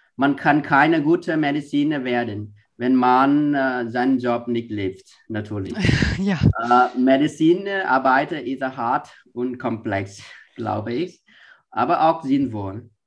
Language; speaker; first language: German; non-native, fluent; Vietnamese